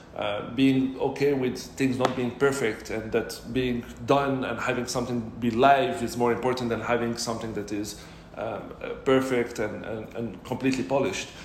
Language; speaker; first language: English; non-native, fluent; Arabic